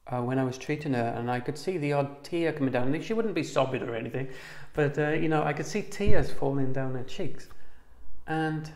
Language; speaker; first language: English; native; English